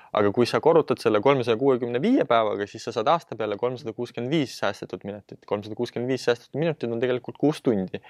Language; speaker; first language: Estonian; non-native, local second language; Russian